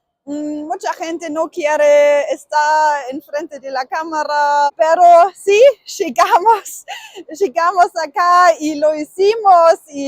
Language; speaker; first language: Spanish; non-native, learner; German